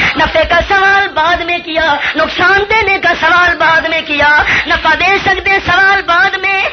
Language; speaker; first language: Urdu; non-native, local second language; Pashto